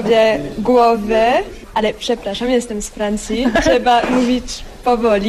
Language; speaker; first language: Polish; non-native, learner; French